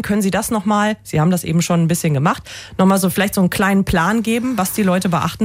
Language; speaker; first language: German; native; German